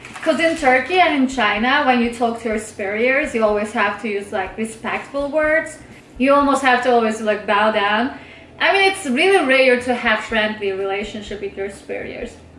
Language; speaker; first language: English; non-native, fluent; Turkish